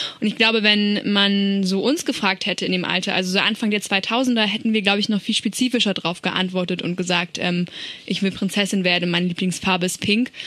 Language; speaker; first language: German; native; German